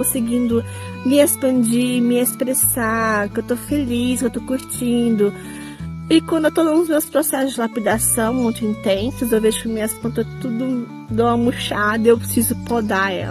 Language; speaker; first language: Portuguese; native; Portuguese